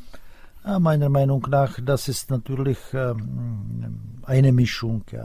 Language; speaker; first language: German; non-native, fluent; Czech